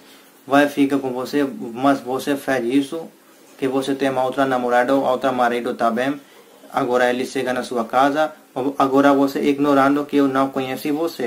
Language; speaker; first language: Portuguese; non-native, learner; Hindi